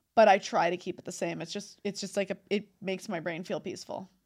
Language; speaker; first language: English; native; English